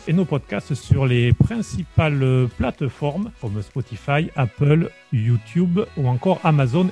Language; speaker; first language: French; native; French